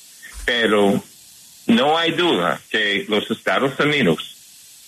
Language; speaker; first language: Spanish; non-native, fluent; English